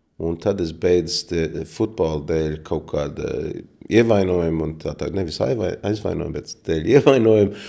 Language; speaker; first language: Latvian; early bilingual, heritage; Latvian